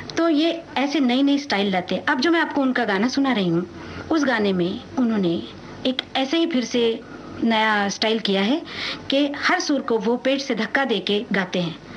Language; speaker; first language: Hindi; non-native, local second language; Marathi